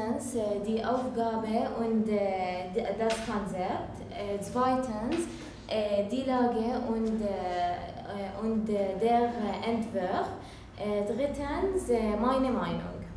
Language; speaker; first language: German; non-native, learner; Arabic